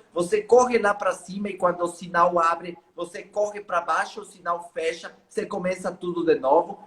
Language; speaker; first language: Portuguese; non-native, fluent; Spanish